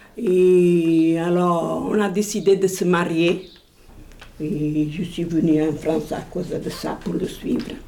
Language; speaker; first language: French; non-native, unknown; Portuguese